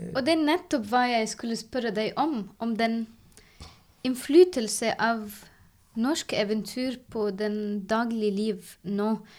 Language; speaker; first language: Norwegian; non-native, fluent; Arabic